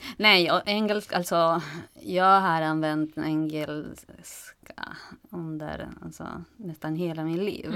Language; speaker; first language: Swedish; non-native, fluent; Spanish